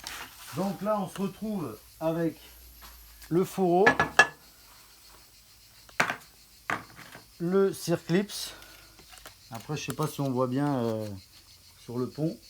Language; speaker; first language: French; native; French